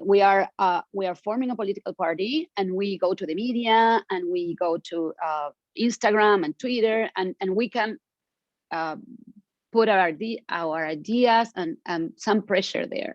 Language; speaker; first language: English; non-native, fluent; Spanish